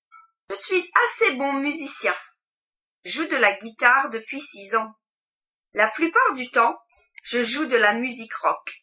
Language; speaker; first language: French; non-native, learner; English